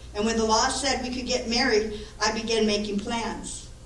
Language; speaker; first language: English; native; English